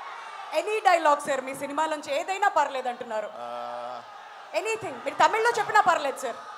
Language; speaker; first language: Telugu; native; Telugu